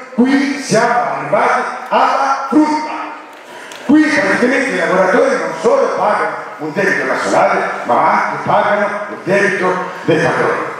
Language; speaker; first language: Italian; non-native, fluent; Arabic